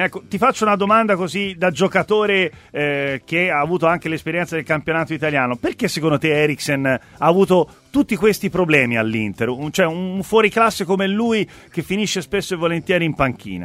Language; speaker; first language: Italian; native; Italian